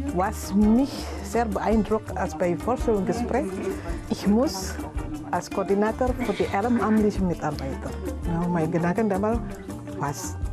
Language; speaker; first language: German; non-native, learner; Indonesian